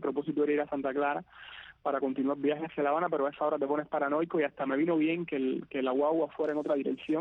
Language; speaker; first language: Spanish; native; Spanish